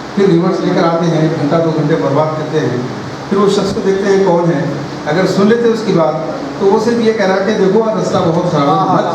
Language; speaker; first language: Urdu; native; Urdu